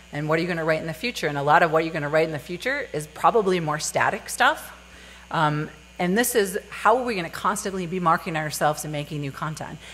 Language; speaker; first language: English; native; English